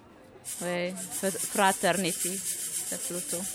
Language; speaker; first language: French; non-native, learner; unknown